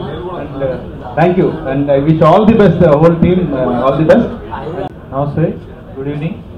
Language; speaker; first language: Telugu; native; Telugu